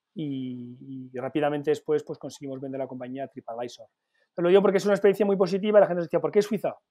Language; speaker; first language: Spanish; early bilingual, heritage; Spanish